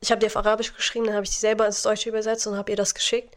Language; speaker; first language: German; non-native, fluent; Arabic